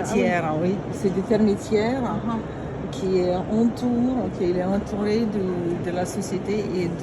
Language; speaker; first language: French; non-native, fluent; Romanian